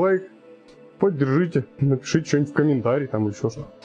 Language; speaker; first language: Russian; native; Russian